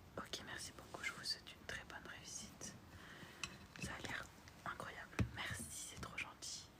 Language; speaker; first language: French; early bilingual, other home language; Arabic